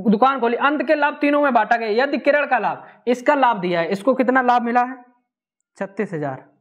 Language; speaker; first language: Hindi; native; Hindi